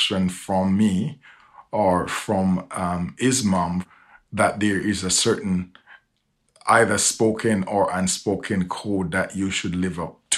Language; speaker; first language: English; non-native, local second language; Jamaican Creole English